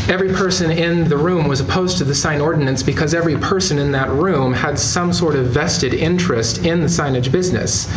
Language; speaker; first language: English; native; English